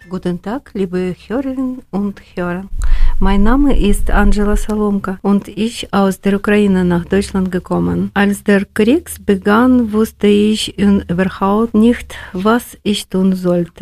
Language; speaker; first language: German; non-native, learner; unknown